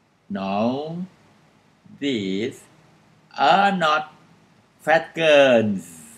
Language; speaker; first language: English; non-native, learner; Thai